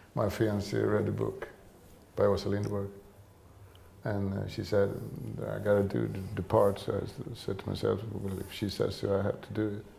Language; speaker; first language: English; non-native, fluent; Swedish